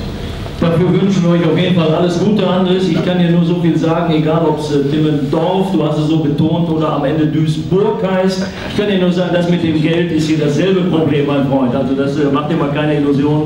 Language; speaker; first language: German; native; German